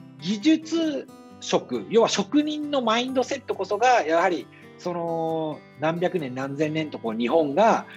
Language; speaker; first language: Japanese; native; Japanese